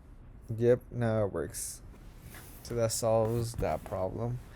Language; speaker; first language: English; native; English